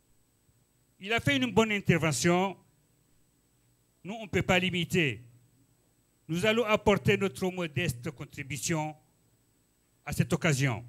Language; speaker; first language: French; non-native, local second language; Ngazidja Comorian